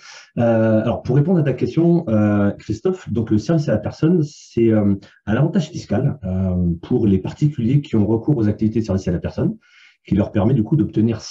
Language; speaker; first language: French; native; French